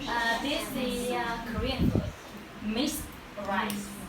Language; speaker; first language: English; non-native, learner; Vietnamese